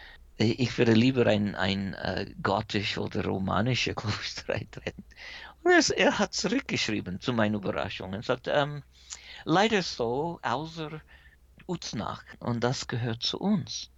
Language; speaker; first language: German; early bilingual, heritage; English